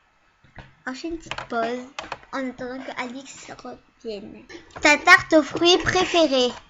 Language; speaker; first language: French; early bilingual, other home language; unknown